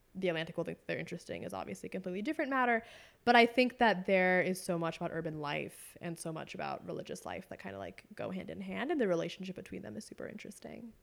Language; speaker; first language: English; native; English